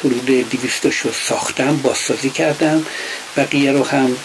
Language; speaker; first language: Persian; native; Persian